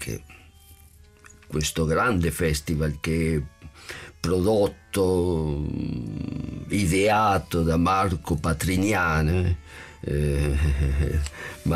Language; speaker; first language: Italian; non-native, fluent; Spanish